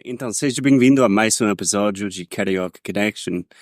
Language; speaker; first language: Portuguese; non-native, fluent; English